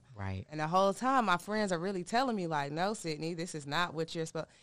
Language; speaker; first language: English; native; English